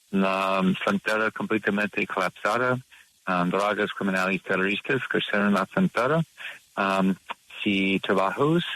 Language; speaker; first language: Spanish; non-native, learner; English